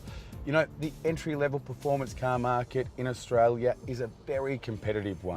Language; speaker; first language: English; native; English